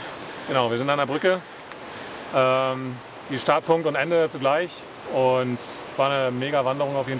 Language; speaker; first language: German; native; German